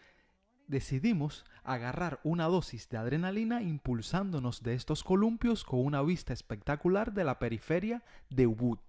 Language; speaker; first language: Spanish; native; Spanish